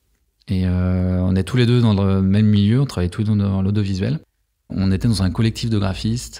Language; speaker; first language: French; native; French